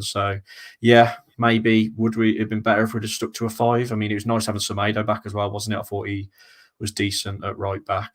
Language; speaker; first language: English; native; English